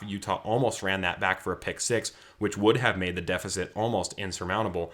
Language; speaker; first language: English; native; English